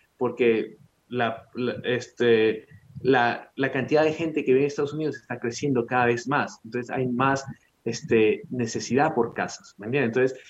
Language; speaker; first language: Spanish; early bilingual, heritage; Spanish